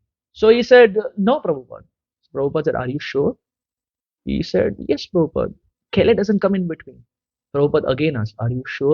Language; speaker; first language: English; non-native, local second language; Hindi